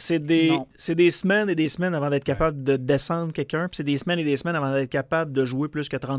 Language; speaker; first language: French; native; French